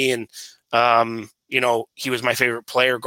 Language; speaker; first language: English; native; English